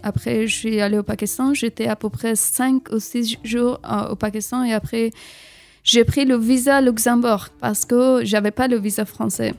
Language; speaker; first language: French; non-native, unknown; Persian